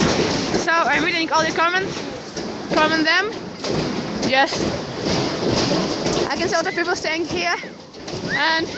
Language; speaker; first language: English; non-native, fluent; Ukrainian